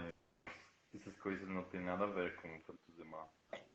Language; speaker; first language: Portuguese; non-native, fluent; Spanish